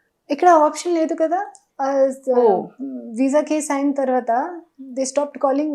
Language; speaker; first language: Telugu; non-native, learner; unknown